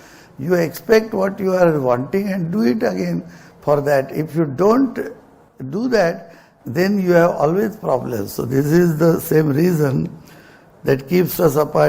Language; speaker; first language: English; non-native, local second language; Marathi